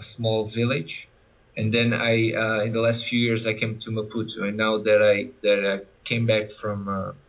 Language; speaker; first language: English; early bilingual, other home language; Portuguese